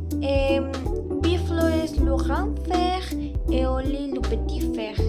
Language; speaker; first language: French; non-native, learner; Spanish